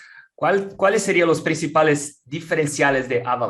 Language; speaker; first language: Spanish; non-native, fluent; Portuguese